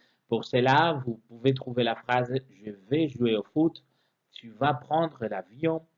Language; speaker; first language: French; non-native, fluent; Spanish